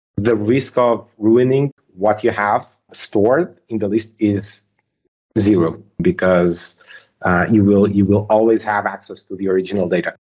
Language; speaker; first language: English; non-native, fluent; Portuguese